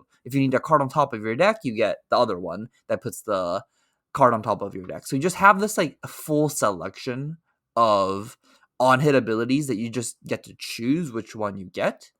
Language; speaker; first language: English; native; English